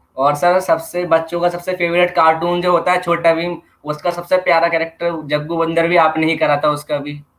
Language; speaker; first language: Hindi; native; Hindi